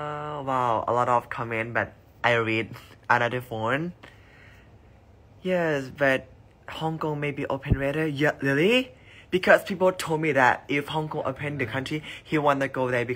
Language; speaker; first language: English; non-native, learner; Thai